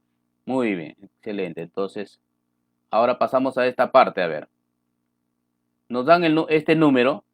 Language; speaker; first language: Spanish; native; Spanish